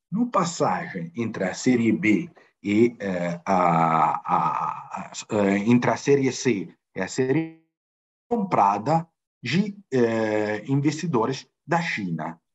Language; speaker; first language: Portuguese; non-native, fluent; Italian